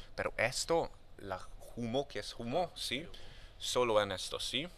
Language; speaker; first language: Spanish; non-native, learner; Hungarian